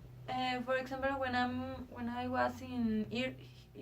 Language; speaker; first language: English; non-native, learner; Spanish